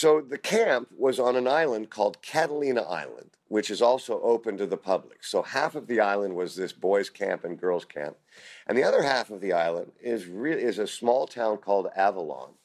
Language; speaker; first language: English; native; English